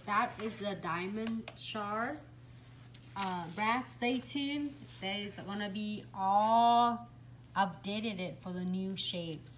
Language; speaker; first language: English; non-native, fluent; Vietnamese